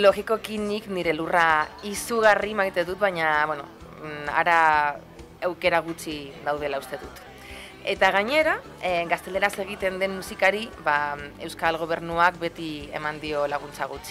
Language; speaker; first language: Basque; non-native, local second language; Spanish